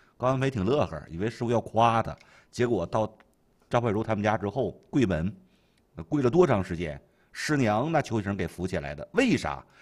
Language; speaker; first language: Chinese; native; Chinese